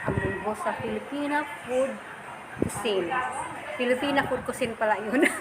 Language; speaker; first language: Filipino; non-native, local second language; Waray